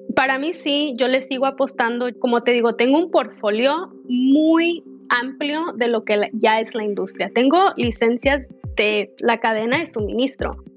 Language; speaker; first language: Spanish; early bilingual, heritage; Spanish